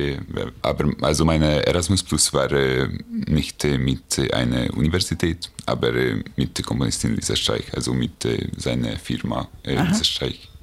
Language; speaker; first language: German; non-native, learner; Hungarian